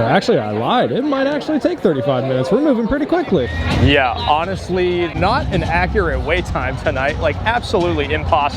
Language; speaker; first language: English; native; English